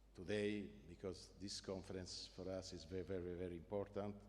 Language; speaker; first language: English; non-native, fluent; Italian